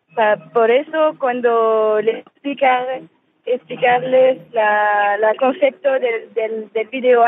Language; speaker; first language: Spanish; non-native, learner; French